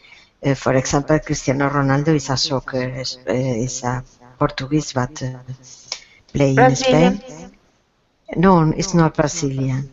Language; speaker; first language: English; non-native, learner; Spanish